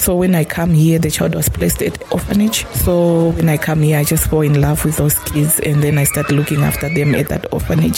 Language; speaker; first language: English; non-native, local second language; Shona